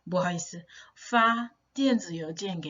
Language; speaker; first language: Chinese; non-native, fluent; English